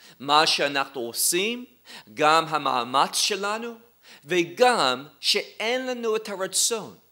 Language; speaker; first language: Hebrew; non-native, fluent; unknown